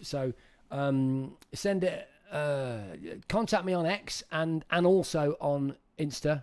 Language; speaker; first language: English; native; English